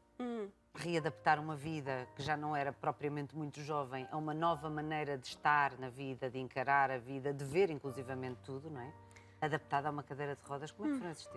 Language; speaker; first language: Portuguese; native; Portuguese